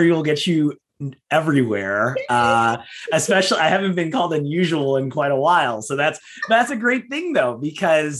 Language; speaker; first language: English; native; English